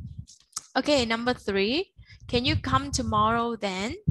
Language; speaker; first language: English; non-native, fluent; Vietnamese